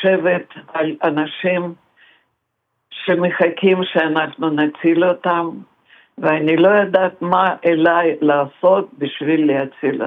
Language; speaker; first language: Hebrew; non-native, fluent; Russian